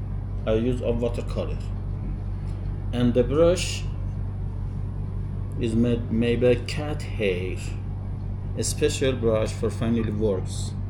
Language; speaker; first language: English; non-native, learner; Persian